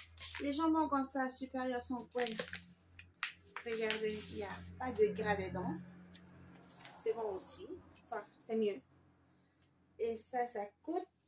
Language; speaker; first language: French; non-native, fluent; Spanish